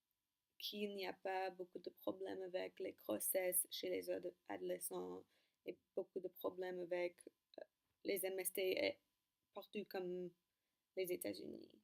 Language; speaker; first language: French; non-native, learner; English